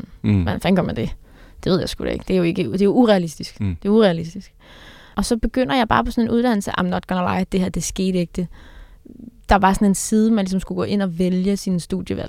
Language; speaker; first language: Danish; native; Danish